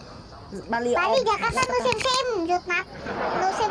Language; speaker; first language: Vietnamese; non-native, learner; Indonesian